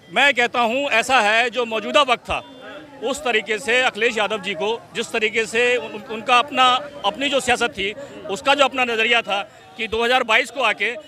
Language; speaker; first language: Hindi; native; Hindi